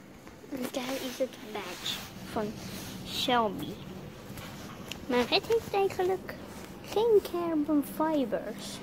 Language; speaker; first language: Dutch; non-native, learner; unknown